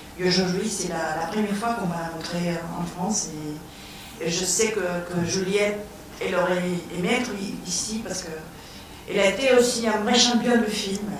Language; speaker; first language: French; non-native, fluent; Spanish